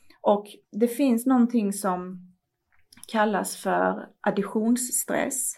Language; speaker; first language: Swedish; early bilingual, other home language; Persian